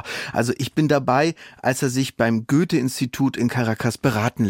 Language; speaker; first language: German; native; German